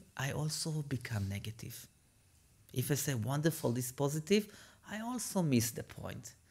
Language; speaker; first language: English; non-native, fluent; Hebrew